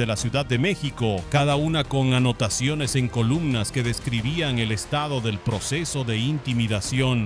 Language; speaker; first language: Spanish; native; Spanish